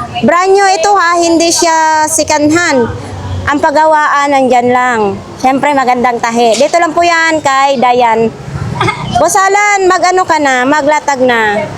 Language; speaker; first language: Filipino; non-native, local second language; Masbatenyo